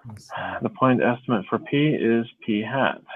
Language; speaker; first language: English; native; English